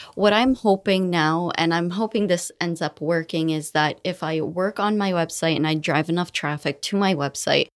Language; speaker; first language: English; early bilingual, other home language; Arabic